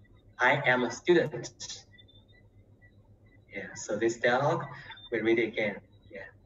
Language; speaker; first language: English; non-native, learner; Chinese